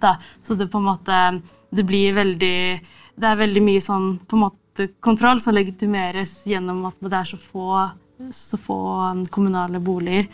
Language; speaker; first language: Norwegian; native; Norwegian